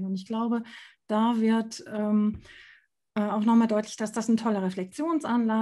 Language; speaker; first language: German; native; German